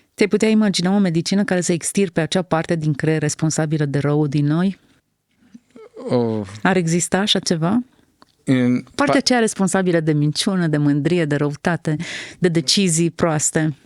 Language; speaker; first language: Romanian; native; Romanian